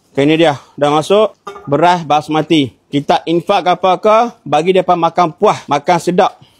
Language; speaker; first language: Malay; native; Malay